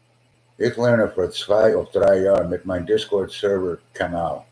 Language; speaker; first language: German; non-native, learner; English